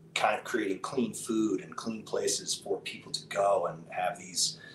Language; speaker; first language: English; native; English